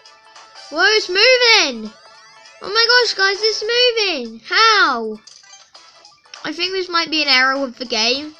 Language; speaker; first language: English; native; English